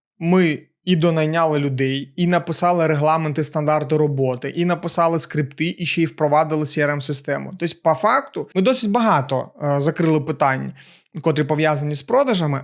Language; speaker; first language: Ukrainian; non-native, local second language; Russian